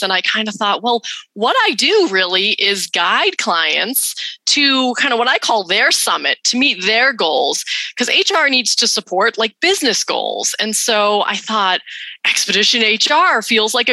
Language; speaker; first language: English; native; English